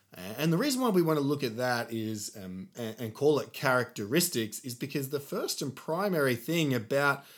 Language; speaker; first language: English; native; English